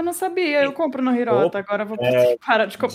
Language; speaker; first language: Portuguese; native; Portuguese